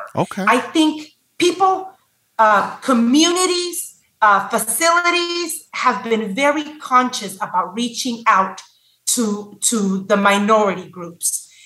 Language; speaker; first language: English; non-native, fluent; Spanish